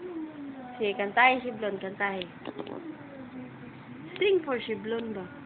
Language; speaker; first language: Filipino; non-native, local second language; Cebuano